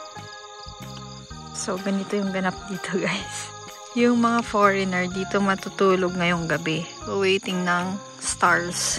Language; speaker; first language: Filipino; native; Filipino